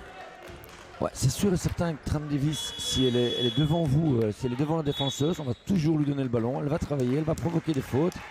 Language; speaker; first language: French; native; French